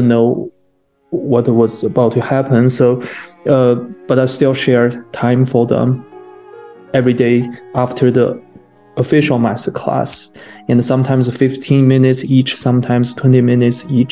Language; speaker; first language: English; non-native, fluent; Chinese